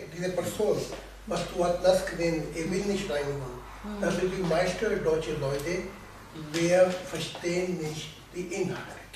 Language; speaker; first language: German; non-native, learner; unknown